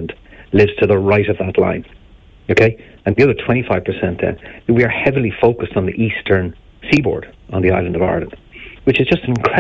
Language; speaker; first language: English; native; English